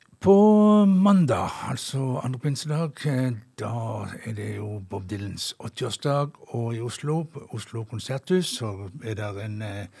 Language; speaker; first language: Norwegian; native; Norwegian